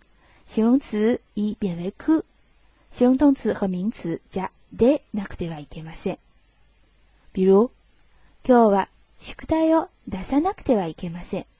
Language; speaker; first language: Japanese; non-native, fluent; Chinese